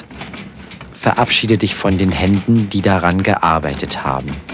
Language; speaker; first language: German; native; German